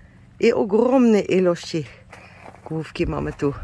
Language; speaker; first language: Polish; non-native, learner; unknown